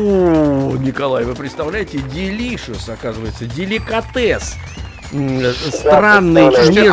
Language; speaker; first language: Russian; native; Russian